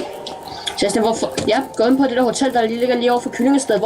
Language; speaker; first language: Danish; native; Danish